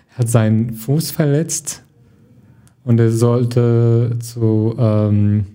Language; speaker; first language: German; non-native, fluent; Arabic